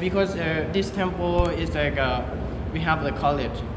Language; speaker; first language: English; non-native, learner; Lao